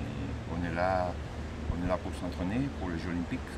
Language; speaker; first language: French; non-native, fluent; Italian